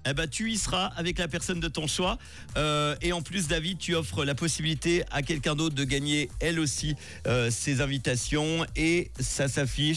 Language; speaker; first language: French; native; French